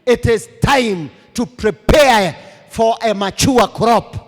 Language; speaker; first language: English; non-native, local second language; Swahili